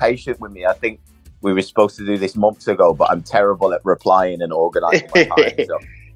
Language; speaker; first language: English; native; English